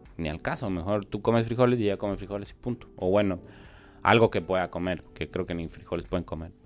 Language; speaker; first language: Spanish; native; Spanish